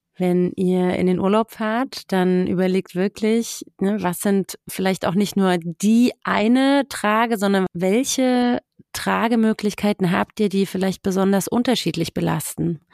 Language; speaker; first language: German; native; German